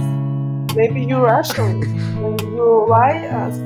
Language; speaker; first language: English; non-native, learner; Russian